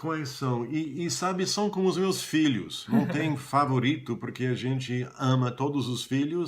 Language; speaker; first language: Portuguese; non-native, fluent; English